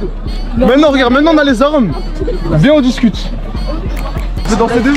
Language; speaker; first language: French; native; French